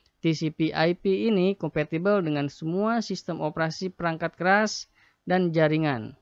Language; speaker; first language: Indonesian; native; Indonesian